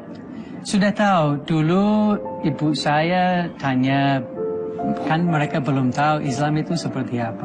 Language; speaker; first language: Indonesian; non-native, fluent; English